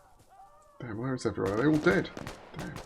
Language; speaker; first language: English; native; English